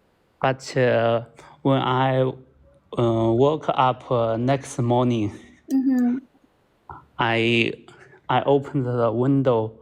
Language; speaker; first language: English; non-native, learner; Chinese